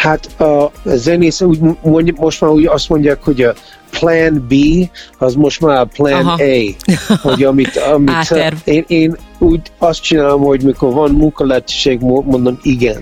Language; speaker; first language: Hungarian; early bilingual, heritage; Hungarian